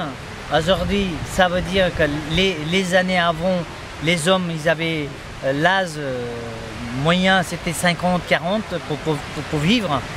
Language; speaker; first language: French; non-native, fluent; Nepali